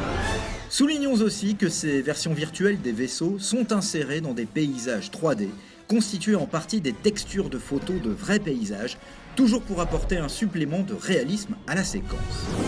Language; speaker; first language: French; native; French